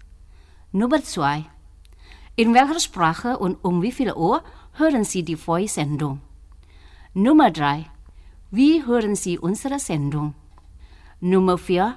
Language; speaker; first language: German; non-native, fluent; Indonesian